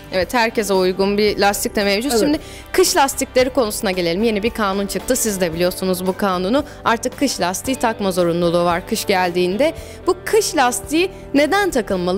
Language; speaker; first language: Turkish; native; Turkish